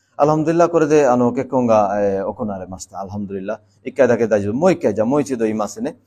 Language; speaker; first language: Japanese; non-native, fluent; Bangla